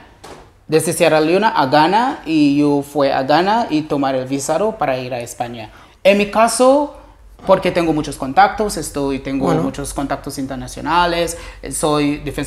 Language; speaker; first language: Spanish; non-native, learner; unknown